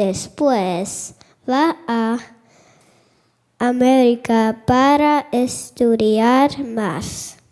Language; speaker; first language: Spanish; non-native, learner; English